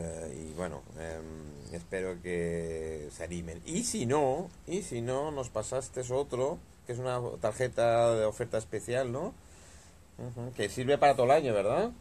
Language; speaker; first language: Spanish; native; Spanish